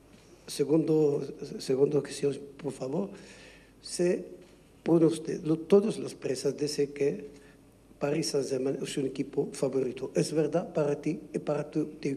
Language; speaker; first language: Spanish; non-native, learner; Arabic